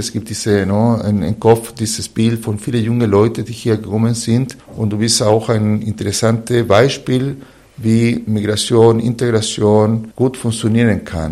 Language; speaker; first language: German; non-native, fluent; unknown